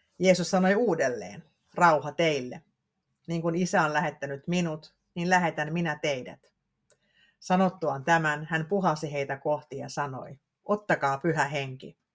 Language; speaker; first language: Finnish; native; Finnish